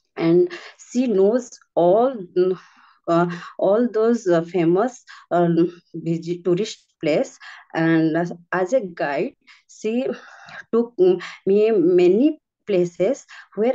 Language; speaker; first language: English; non-native, learner; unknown